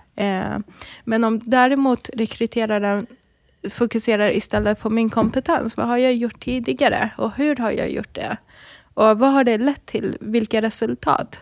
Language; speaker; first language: Swedish; early bilingual, other home language; Arabic